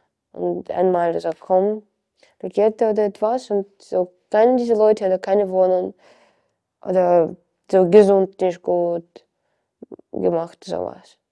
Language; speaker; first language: German; non-native, learner; Ukrainian